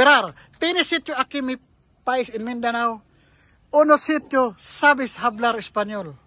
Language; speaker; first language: Spanish; non-native, learner; Filipino